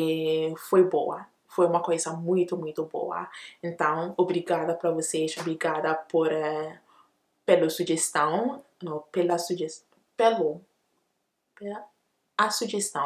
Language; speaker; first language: Portuguese; non-native, learner; Akan